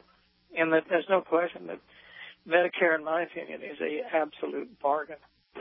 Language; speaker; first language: English; native; English